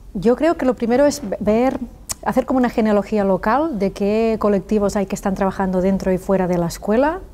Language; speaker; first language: Spanish; native; Spanish